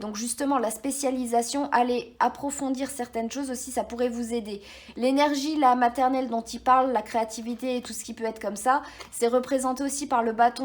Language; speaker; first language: French; native; French